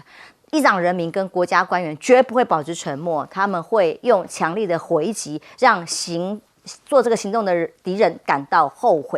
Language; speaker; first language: Chinese; native; Chinese